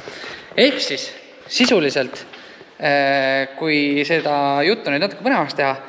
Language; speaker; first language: Estonian; native; Estonian